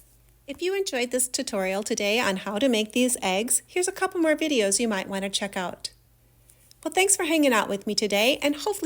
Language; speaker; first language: English; native; English